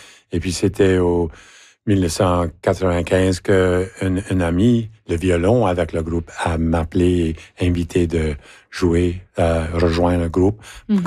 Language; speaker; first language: French; native; French